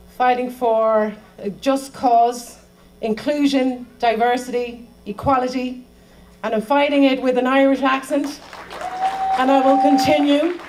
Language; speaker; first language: English; native; English